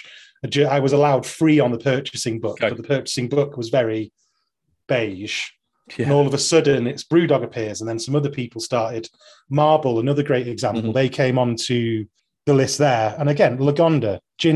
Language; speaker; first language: English; native; English